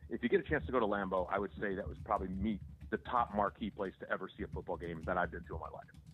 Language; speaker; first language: English; native; English